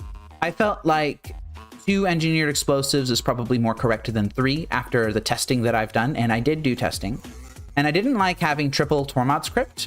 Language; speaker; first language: English; native; English